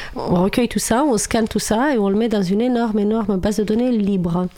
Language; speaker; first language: French; non-native, fluent; Romanian